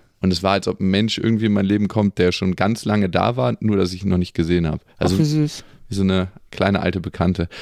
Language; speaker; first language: German; native; German